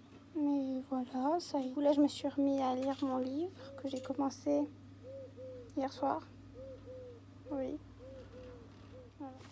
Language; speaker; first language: French; native; French